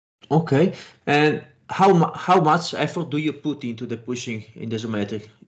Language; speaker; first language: English; non-native, fluent; Italian